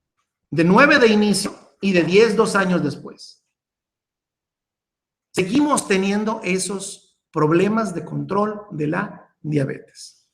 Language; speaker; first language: Spanish; native; Spanish